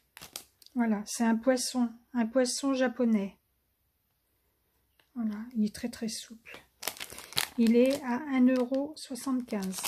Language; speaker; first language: French; native; French